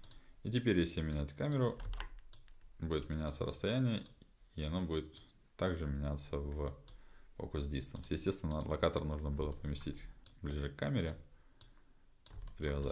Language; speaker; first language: Russian; native; Russian